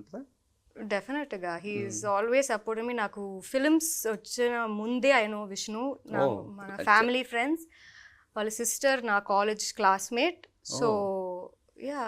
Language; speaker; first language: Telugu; non-native, local second language; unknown